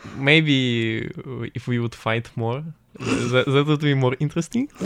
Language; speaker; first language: English; non-native, fluent; Ukrainian